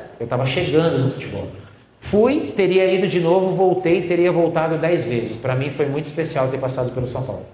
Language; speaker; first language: Portuguese; native; Portuguese